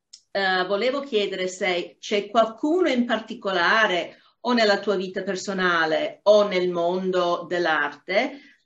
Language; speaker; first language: Italian; non-native, fluent; English